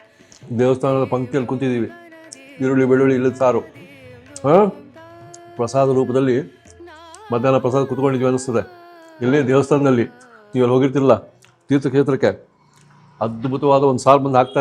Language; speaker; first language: Kannada; native; Kannada